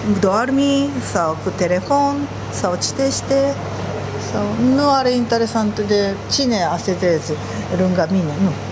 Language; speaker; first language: Romanian; non-native, learner; Japanese